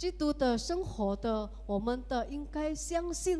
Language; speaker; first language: Chinese; early bilingual, heritage; Indonesian